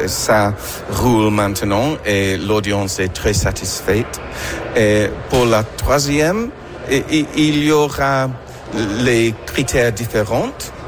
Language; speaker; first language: French; non-native, learner; English